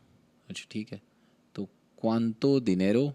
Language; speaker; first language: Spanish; non-native, learner; Hindi